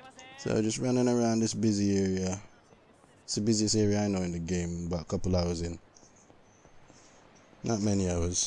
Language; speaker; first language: English; native; English